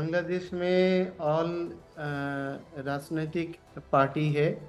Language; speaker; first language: Hindi; non-native, learner; Bangla